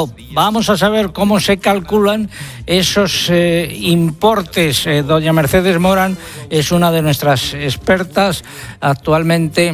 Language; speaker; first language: Spanish; native; Spanish